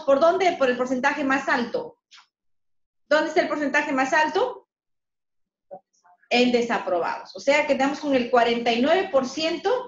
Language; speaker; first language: Spanish; native; Spanish